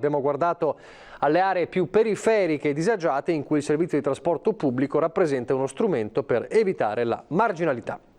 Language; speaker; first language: Italian; native; Italian